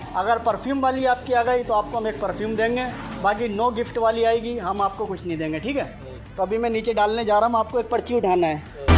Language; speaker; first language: Hindi; native; Hindi